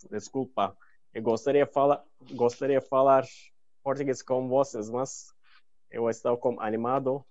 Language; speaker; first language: Portuguese; non-native, learner; Turkish